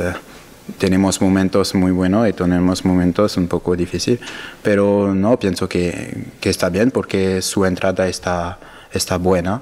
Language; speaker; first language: Spanish; non-native, learner; French